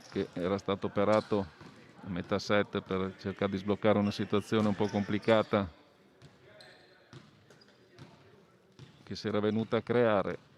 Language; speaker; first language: Italian; native; Italian